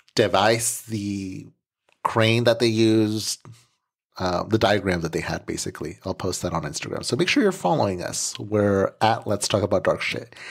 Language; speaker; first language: English; native; English